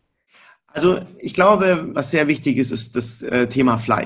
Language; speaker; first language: German; native; German